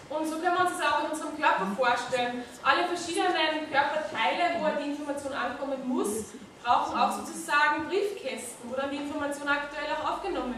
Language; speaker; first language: German; native; German